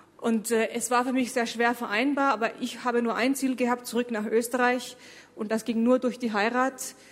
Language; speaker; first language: German; early bilingual, other home language; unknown